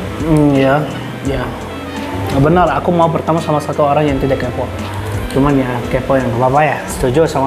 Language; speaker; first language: Indonesian; non-native, learner; Arabic